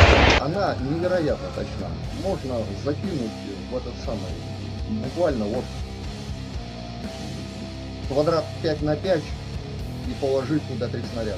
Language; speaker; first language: Russian; native; Russian